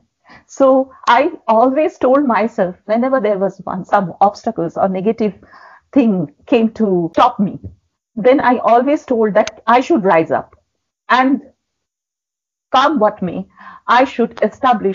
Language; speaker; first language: English; non-native, local second language; Bangla